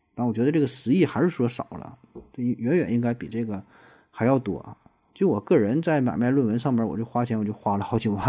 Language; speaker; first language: Chinese; native; Chinese